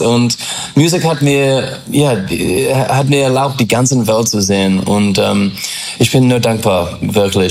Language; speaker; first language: German; non-native, learner; English